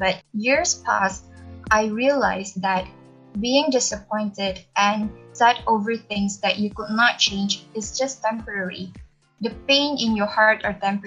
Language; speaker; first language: English; non-native, local second language; Malay